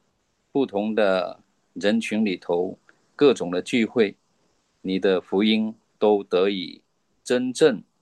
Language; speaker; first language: Chinese; native; Chinese